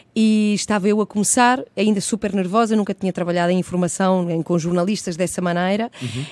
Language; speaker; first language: Portuguese; early bilingual, other home language; Spanish